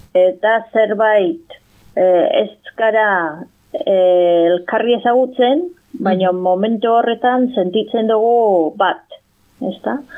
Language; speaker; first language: Basque; non-native, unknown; English